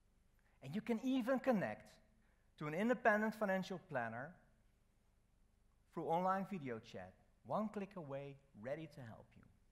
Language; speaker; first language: English; non-native, fluent; Dutch